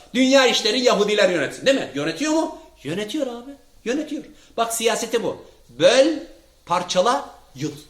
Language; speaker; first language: Turkish; early bilingual, heritage; Turkish